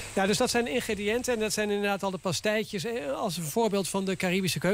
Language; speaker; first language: Dutch; native; Dutch